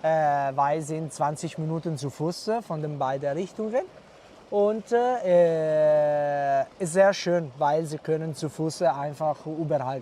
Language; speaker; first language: German; non-native, fluent; Italian